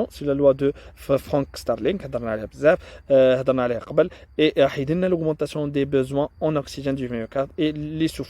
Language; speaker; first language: French; non-native, local second language; Arabic